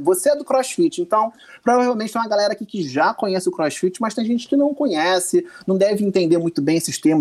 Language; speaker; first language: Portuguese; native; Portuguese